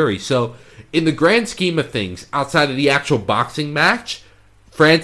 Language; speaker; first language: English; native; English